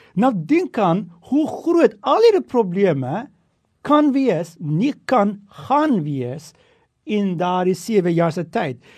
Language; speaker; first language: Afrikaans; non-native, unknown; Turkish